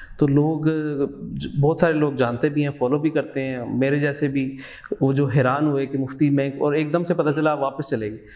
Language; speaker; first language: Urdu; native; Urdu